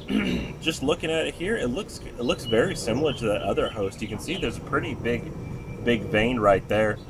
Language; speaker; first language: English; native; English